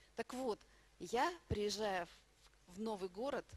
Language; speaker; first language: Russian; native; Russian